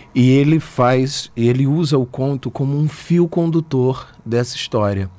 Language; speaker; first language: Portuguese; native; Portuguese